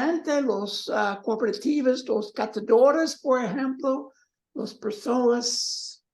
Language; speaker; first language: Spanish; non-native, learner; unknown